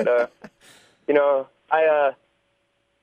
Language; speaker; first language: English; native; English